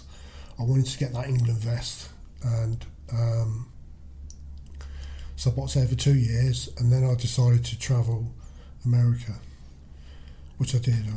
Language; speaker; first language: English; native; English